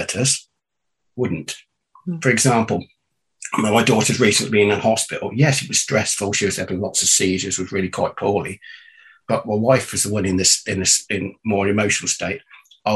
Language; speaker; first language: English; native; English